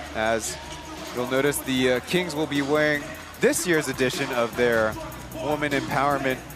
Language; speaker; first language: English; early bilingual, other home language; Chinese